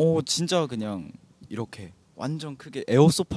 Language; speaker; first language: Korean; native; Korean